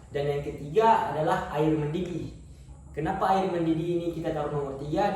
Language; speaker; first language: Indonesian; native; Indonesian